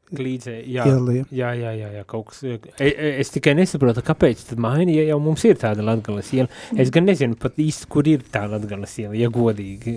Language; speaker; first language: Latvian; native; Latvian